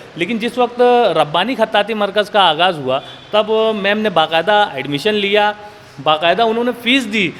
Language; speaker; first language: Urdu; native; Urdu